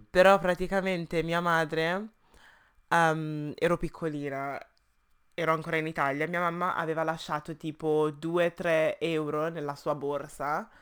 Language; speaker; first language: Italian; early bilingual, other home language; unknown